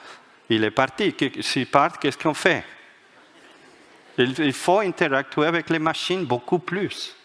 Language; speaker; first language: French; non-native, fluent; Spanish